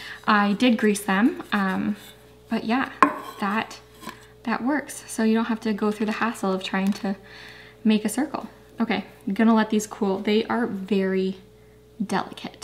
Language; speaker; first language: English; native; English